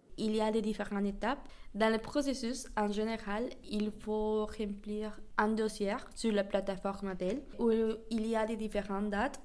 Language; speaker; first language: French; non-native, fluent; Spanish